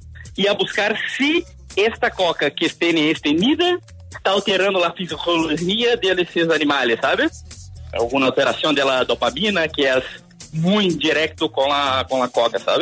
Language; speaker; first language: Spanish; non-native, learner; Portuguese